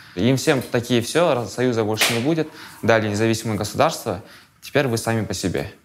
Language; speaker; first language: Russian; non-native, local second language; Kazakh